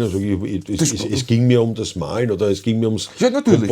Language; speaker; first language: German; native; German